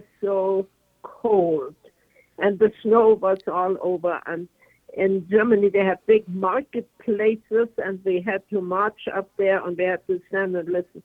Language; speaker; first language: English; non-native, fluent; German